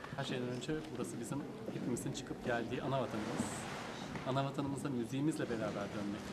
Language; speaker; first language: Turkish; native; Turkish